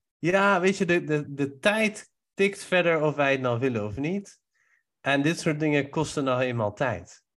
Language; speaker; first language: Dutch; early bilingual, other home language; Persian